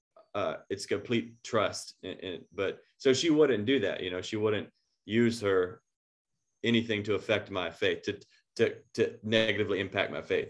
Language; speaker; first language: English; native; English